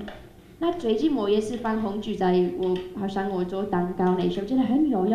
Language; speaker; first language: Chinese; non-native, fluent; English